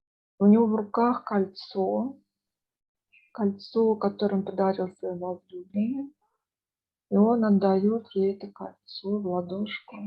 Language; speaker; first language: Russian; native; Russian